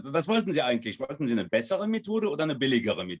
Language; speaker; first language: German; non-native, fluent; French